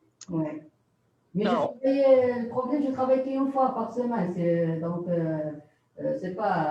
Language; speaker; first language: French; non-native, learner; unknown